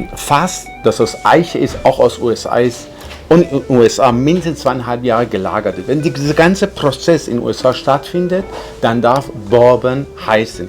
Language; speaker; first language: German; non-native, fluent; Persian